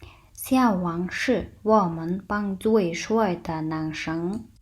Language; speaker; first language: Chinese; non-native, fluent; Mongolian